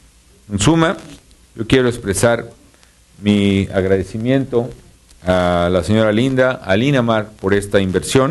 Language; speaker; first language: Spanish; native; Spanish